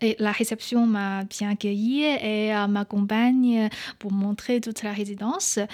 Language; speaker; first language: French; non-native, fluent; Chinese